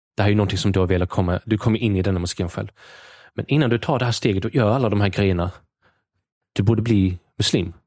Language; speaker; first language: Swedish; native; Swedish